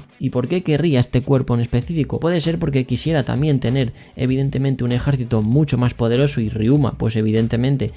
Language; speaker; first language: Spanish; native; Spanish